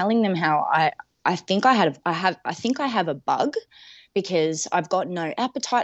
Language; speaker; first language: English; native; English